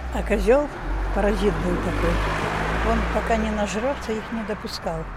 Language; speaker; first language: Russian; non-native, local second language; Polish